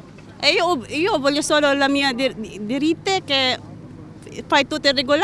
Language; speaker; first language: Italian; non-native, learner; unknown